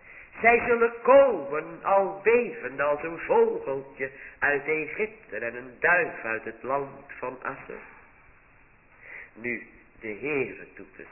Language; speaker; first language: Dutch; native; Dutch